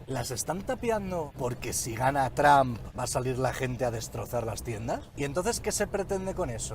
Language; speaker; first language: Spanish; native; Spanish